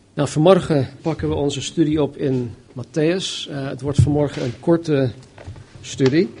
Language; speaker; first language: Dutch; non-native, fluent; English